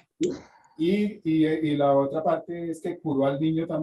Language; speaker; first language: Spanish; native; Spanish